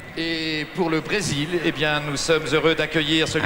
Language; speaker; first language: French; native; French